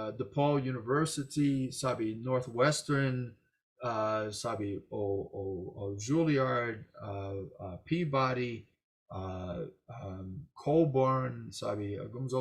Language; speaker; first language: Portuguese; non-native, fluent; English